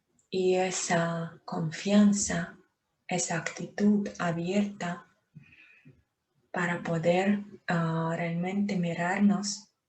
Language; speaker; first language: Spanish; non-native, fluent; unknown